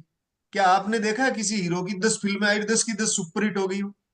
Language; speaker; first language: Hindi; native; Hindi